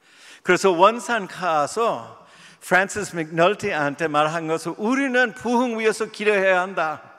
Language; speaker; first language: Korean; non-native, fluent; English